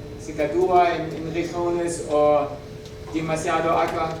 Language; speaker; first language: Spanish; non-native, learner; German